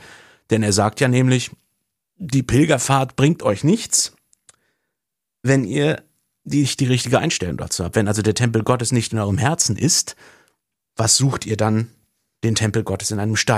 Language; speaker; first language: German; native; German